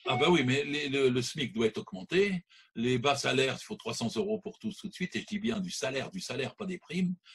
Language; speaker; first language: French; native; French